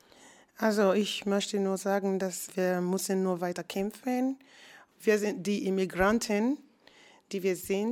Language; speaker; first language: German; non-native, learner; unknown